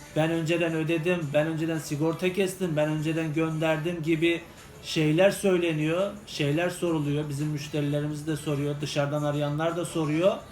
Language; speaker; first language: Turkish; native; Turkish